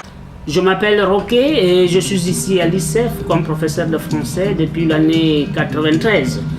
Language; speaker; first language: French; non-native, fluent; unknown